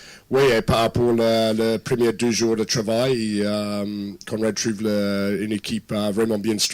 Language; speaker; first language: French; non-native, fluent; English